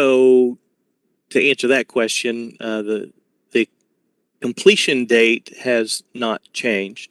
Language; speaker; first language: English; native; English